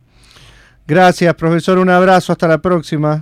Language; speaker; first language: Spanish; native; Spanish